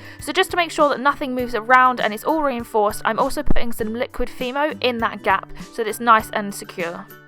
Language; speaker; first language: English; native; English